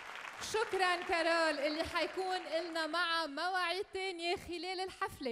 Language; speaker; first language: Arabic; native; Arabic